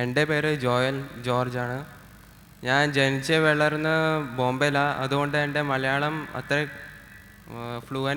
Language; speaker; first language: Malayalam; early bilingual, heritage; Malayalam